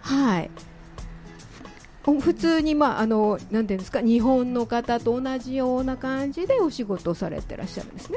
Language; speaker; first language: Japanese; native; Japanese